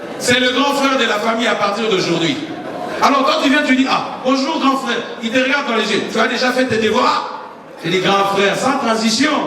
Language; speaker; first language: French; non-native, local second language; Lingala